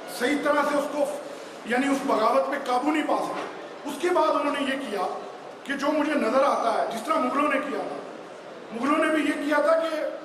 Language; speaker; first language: Urdu; native; Urdu